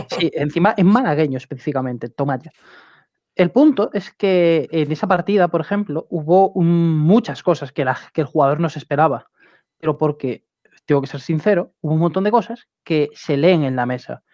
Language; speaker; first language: Spanish; native; Spanish